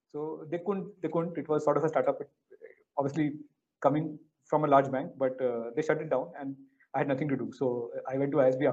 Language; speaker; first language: English; non-native, local second language; Hindi